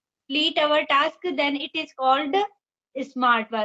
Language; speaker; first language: English; non-native, learner; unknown